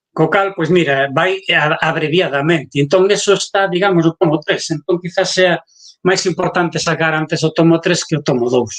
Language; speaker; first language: Galician; native; Galician